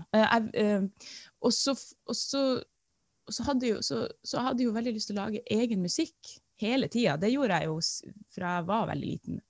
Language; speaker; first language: Norwegian; native; Norwegian